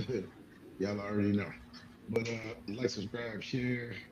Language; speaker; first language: English; native; English